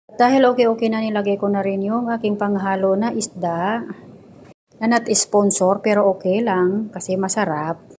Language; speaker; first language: Filipino; non-native, local second language; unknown